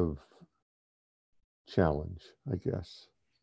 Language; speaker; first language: English; native; English